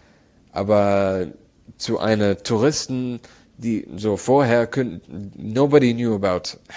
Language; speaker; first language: German; non-native, learner; Arabic